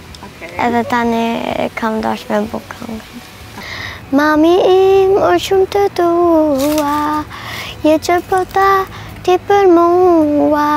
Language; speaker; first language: Albanian; early bilingual, heritage; Albanian